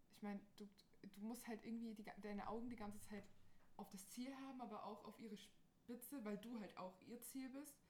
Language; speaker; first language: German; non-native, fluent; Portuguese